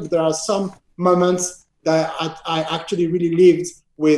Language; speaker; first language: English; non-native, fluent; French